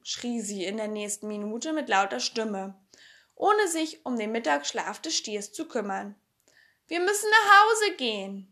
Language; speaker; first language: German; native; German